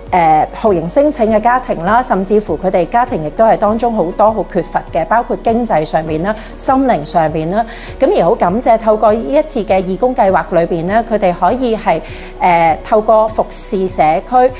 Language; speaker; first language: Cantonese; native; Cantonese